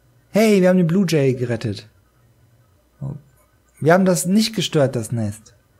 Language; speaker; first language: German; native; German